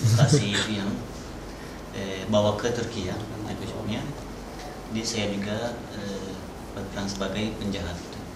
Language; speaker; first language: Indonesian; non-native, fluent; Turkish